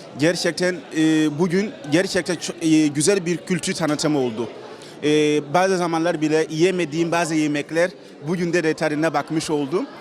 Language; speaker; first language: Turkish; non-native, fluent; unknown